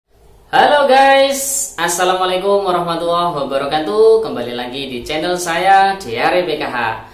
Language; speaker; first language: Indonesian; native; Indonesian